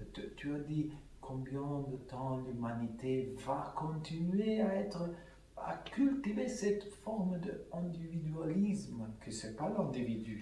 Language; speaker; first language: French; non-native, fluent; Italian